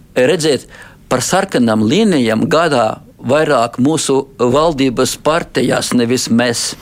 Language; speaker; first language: Latvian; non-native, local second language; Russian